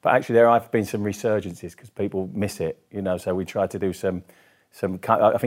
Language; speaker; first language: English; native; English